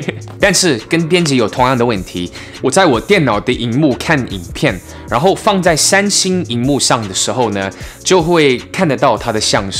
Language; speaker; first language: Chinese; early bilingual, heritage; English